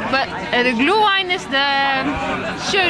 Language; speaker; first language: German; non-native, learner; Dutch